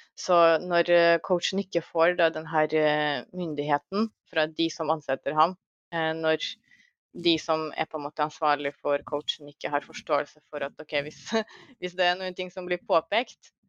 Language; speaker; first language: Norwegian; non-native, fluent; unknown